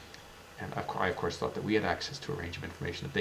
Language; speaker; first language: English; native; English